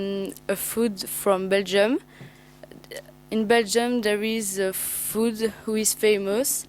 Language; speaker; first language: English; non-native, learner; French